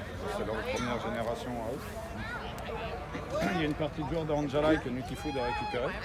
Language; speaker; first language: French; native; French